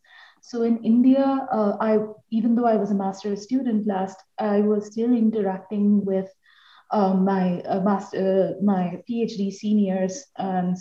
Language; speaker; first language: English; non-native, local second language; Bangla